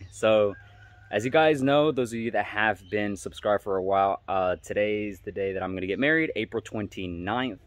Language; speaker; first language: English; native; English